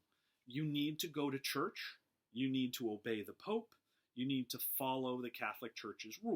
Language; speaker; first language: English; native; English